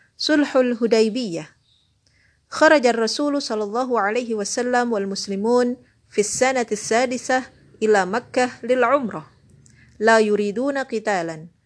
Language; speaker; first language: Arabic; non-native, learner; Indonesian